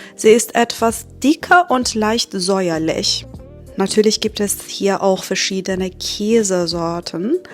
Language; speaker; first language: German; non-native, fluent; Persian